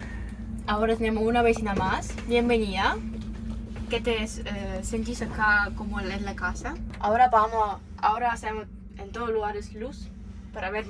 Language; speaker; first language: Spanish; non-native, learner; Ukrainian